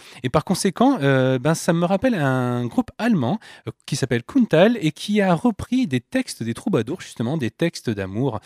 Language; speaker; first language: French; native; French